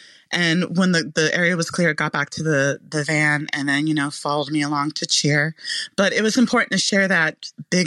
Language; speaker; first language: English; native; English